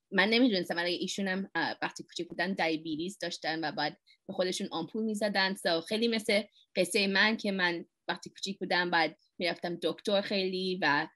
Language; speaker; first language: Persian; early bilingual, heritage; Persian